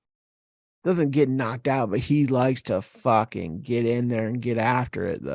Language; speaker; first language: English; native; English